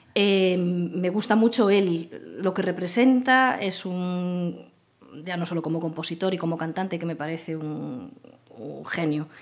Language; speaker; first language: Spanish; native; Spanish